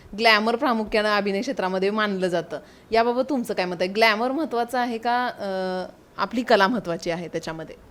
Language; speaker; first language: Marathi; native; Marathi